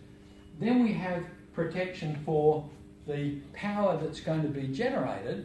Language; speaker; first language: English; native; English